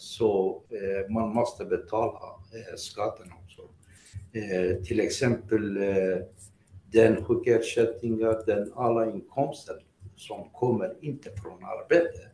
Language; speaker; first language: Swedish; non-native, fluent; Greek